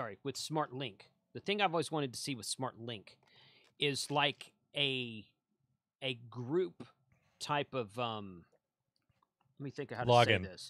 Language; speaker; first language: English; native; English